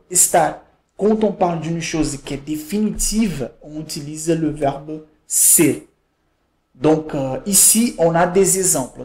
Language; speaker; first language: French; non-native, fluent; Portuguese